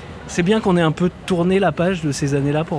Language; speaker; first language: French; native; French